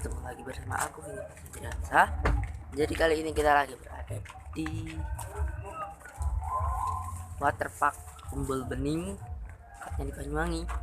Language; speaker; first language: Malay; non-native, local second language; Javanese